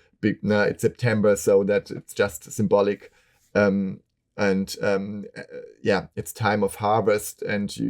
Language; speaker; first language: English; non-native, fluent; German